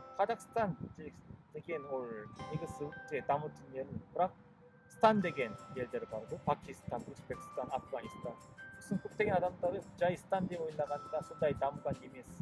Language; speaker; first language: Kazakh; non-native, learner; Korean